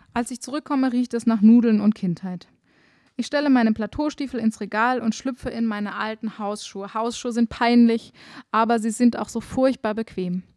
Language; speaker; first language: German; native; German